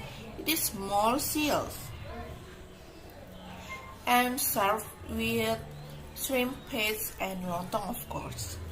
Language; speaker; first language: English; non-native, learner; Indonesian